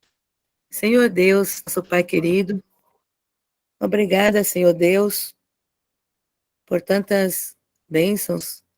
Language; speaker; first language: Portuguese; native; Portuguese